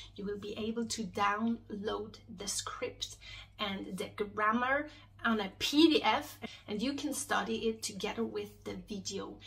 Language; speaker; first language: English; non-native, fluent; Swiss German